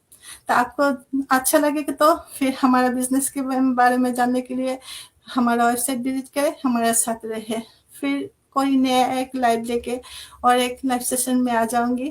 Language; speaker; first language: Hindi; non-native, fluent; Bangla